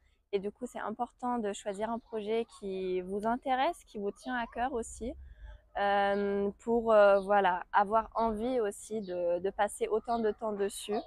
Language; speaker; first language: French; non-native, fluent; German